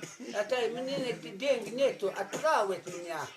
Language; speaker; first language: Russian; non-native, learner; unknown